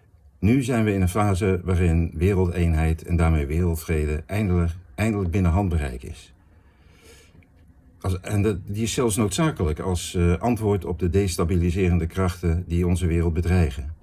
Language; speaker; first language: Dutch; native; Dutch